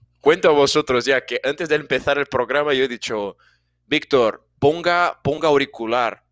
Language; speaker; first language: Spanish; non-native, fluent; Portuguese